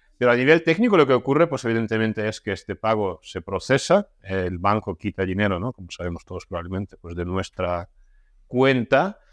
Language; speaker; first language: Spanish; non-native, fluent; Russian